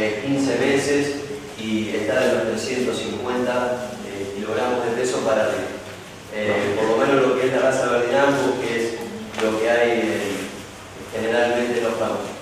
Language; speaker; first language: Spanish; native; Spanish